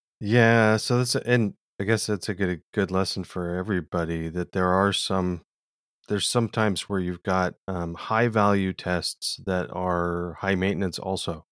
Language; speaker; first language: English; native; English